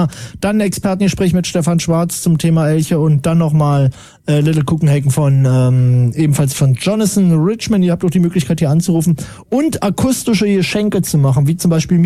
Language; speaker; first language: German; native; German